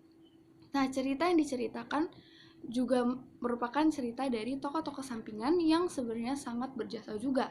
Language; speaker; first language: Indonesian; native; Indonesian